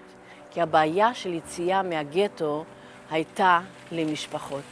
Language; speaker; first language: Hebrew; early bilingual, other home language; Yiddish